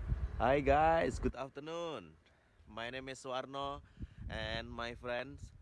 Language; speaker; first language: English; non-native, learner; Indonesian